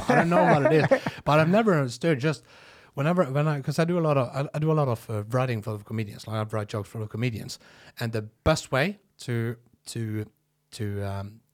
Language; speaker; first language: English; non-native, fluent; Norwegian